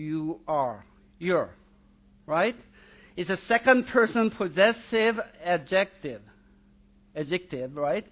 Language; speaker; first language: English; non-native, fluent; Korean